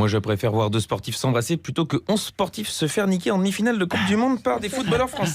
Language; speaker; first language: French; native; French